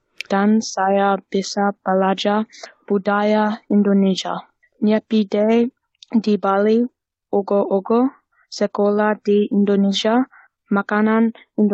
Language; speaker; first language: Indonesian; non-native, learner; English